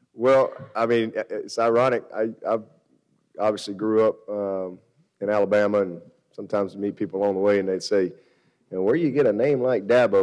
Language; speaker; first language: English; native; English